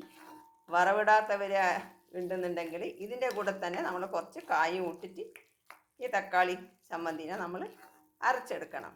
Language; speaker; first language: Malayalam; native; Malayalam